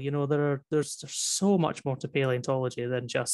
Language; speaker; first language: English; native; English